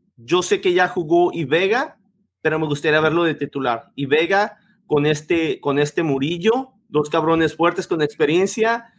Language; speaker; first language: Spanish; native; Spanish